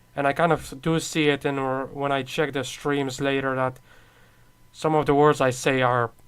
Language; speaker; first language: English; non-native, fluent; Polish